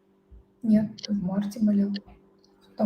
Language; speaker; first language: Russian; native; Russian